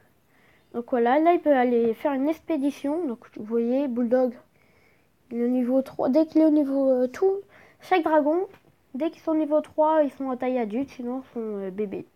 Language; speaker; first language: French; native; French